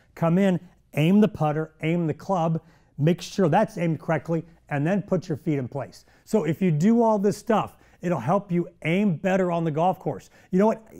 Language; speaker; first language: English; native; English